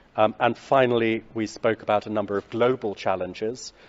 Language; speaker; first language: English; native; English